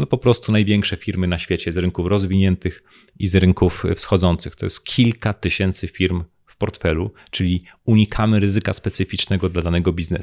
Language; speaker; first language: Polish; native; Polish